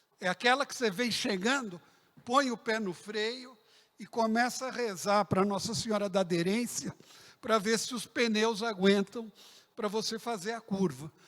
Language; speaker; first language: Portuguese; early bilingual, other home language; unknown